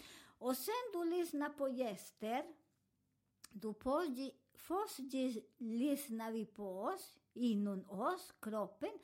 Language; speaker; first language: Swedish; non-native, fluent; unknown